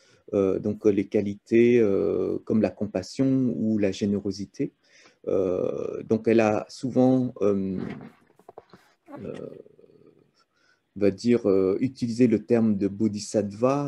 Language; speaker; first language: French; early bilingual, other home language; Vietnamese